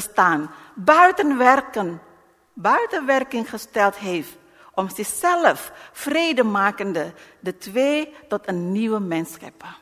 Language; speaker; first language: Dutch; non-native, learner; Indonesian